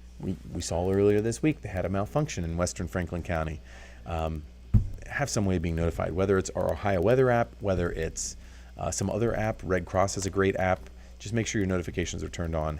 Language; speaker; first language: English; native; English